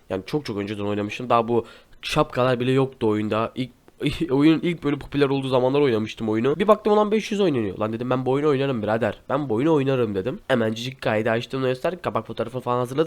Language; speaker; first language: Turkish; native; Turkish